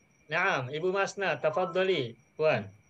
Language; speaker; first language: Arabic; non-native, fluent; Indonesian